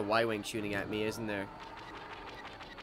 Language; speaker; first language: English; native; English